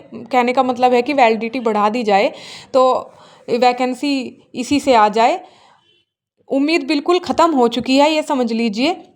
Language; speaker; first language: Hindi; native; Hindi